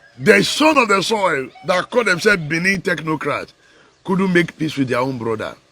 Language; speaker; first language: Nigerian Pidgin; non-native, local second language; Bini